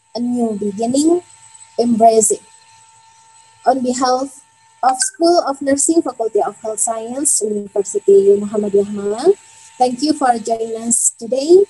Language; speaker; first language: English; non-native, fluent; Indonesian